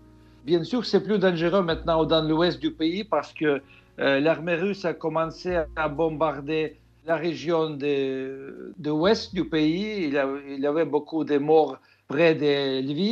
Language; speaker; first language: French; non-native, fluent; Russian